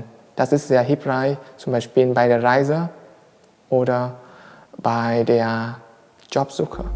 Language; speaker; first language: German; non-native, fluent; Vietnamese